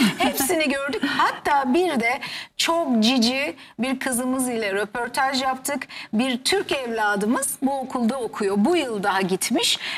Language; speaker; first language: Turkish; native; Turkish